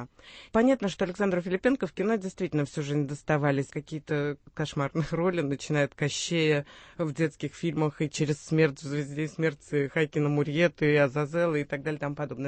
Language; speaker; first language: Russian; native; Russian